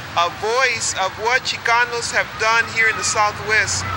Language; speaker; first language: English; early bilingual, other home language; Spanish